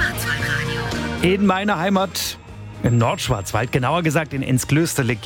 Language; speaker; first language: German; native; German